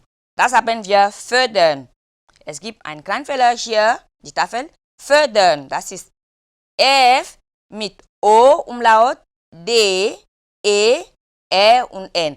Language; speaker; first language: German; non-native, fluent; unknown